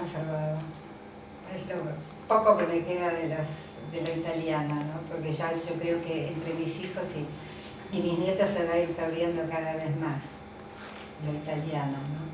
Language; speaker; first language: Spanish; early bilingual, other home language; Italian